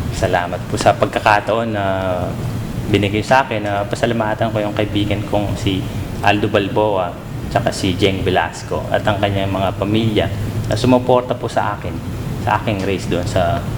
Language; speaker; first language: Filipino; non-native, local second language; Pampanga